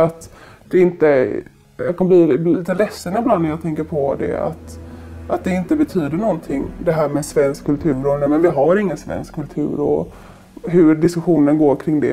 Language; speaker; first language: Swedish; native; Swedish